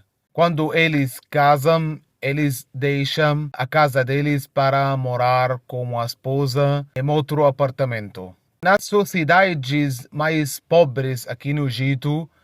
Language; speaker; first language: Portuguese; non-native, fluent; Arabic